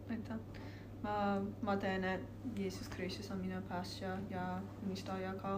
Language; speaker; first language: Estonian; non-native, learner; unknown